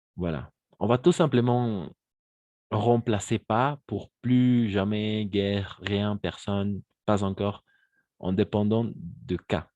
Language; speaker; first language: French; non-native, fluent; Spanish